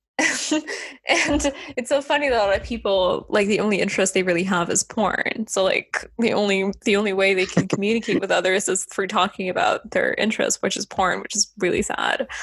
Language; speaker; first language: English; non-native, fluent; Estonian